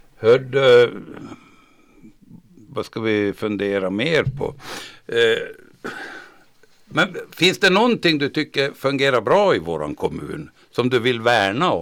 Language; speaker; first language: Swedish; native; Swedish